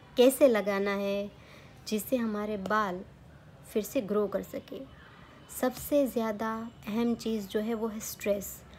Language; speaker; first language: Hindi; non-native, local second language; Gujarati